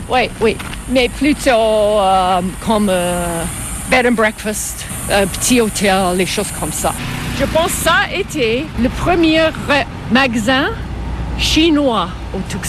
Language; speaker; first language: French; non-native, fluent; English